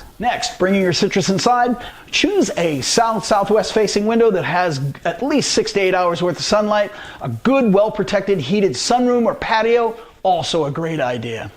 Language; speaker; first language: English; native; English